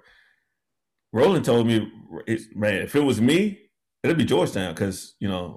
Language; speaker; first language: English; native; English